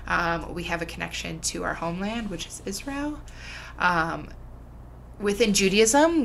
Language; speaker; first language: English; native; English